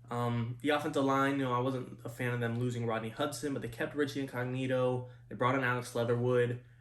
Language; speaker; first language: English; native; English